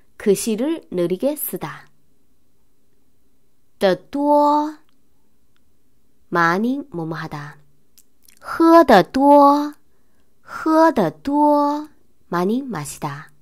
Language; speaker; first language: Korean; non-native, fluent; Chinese